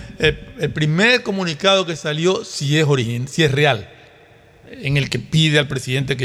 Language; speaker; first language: Spanish; native; Spanish